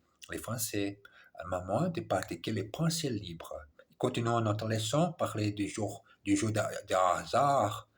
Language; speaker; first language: French; non-native, learner; English